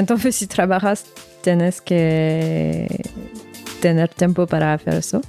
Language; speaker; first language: Spanish; non-native, fluent; French